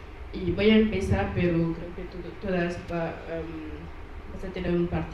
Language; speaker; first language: Spanish; non-native, learner; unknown